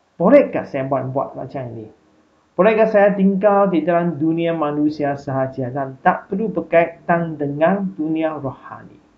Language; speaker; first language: Malay; non-native, local second language; Chinese